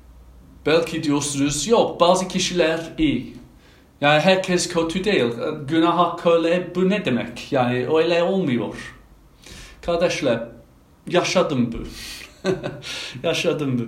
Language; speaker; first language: Turkish; non-native, fluent; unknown